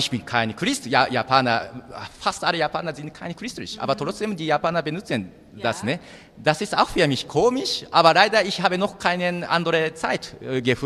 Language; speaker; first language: German; non-native, learner; Japanese